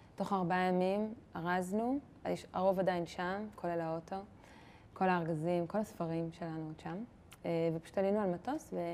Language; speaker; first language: Hebrew; native; Hebrew